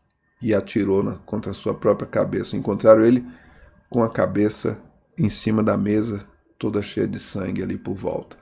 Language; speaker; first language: Portuguese; native; Portuguese